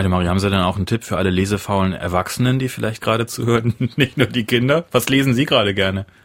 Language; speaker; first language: German; native; German